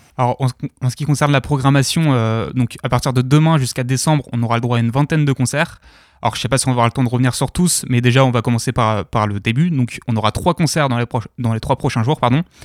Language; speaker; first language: French; native; French